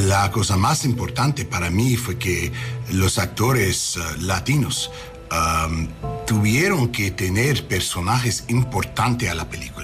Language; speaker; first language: Spanish; non-native, learner; English